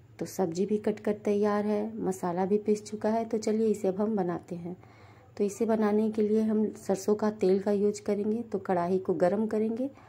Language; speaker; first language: Hindi; native; Hindi